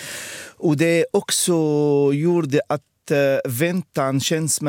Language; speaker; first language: Swedish; non-native, fluent; Arabic